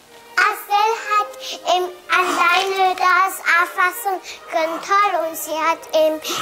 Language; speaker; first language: German; early bilingual, other home language; Korean